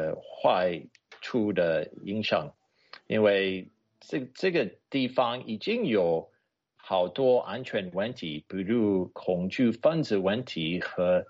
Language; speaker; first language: Chinese; non-native, fluent; English